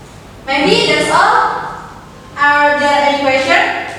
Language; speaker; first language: English; non-native, learner; Indonesian